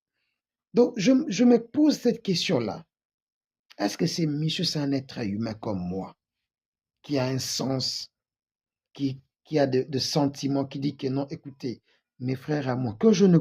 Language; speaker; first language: French; non-native, local second language; Lingala